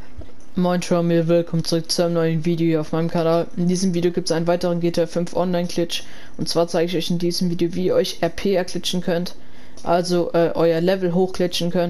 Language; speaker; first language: German; native; German